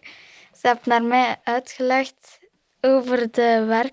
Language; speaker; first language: Dutch; early bilingual, other home language; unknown